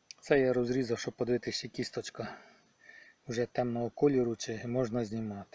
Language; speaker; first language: Ukrainian; native; Ukrainian